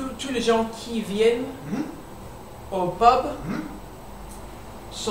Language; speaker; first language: French; non-native, learner; English